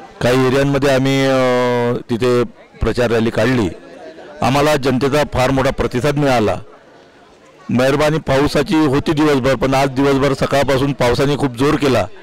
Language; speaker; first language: Marathi; native; Marathi